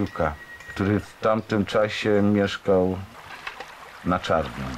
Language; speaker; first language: Polish; native; Polish